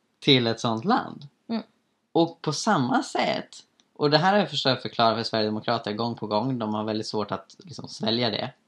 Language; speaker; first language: Swedish; native; Swedish